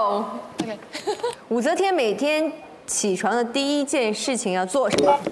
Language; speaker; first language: Chinese; native; Chinese